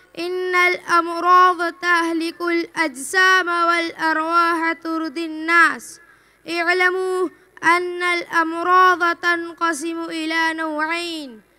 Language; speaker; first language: Arabic; non-native, learner; Urdu